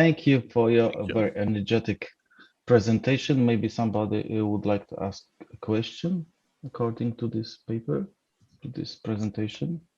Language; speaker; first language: English; non-native, fluent; Polish